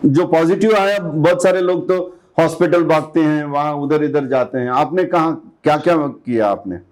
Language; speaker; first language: Hindi; non-native, local second language; Telugu